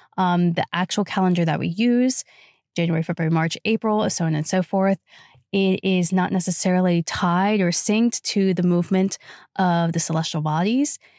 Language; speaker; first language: English; native; English